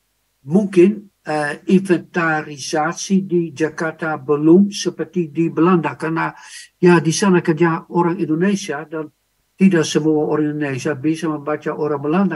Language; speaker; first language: Indonesian; non-native, fluent; Dutch